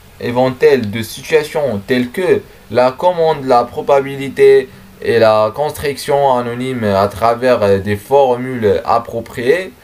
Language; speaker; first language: French; non-native, learner; Arabic